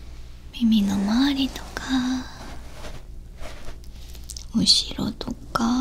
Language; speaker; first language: Japanese; non-native, learner; Korean